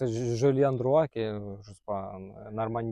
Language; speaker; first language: French; non-native, learner; Russian